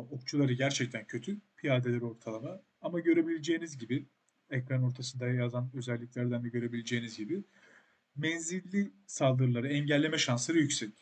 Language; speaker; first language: Turkish; native; Turkish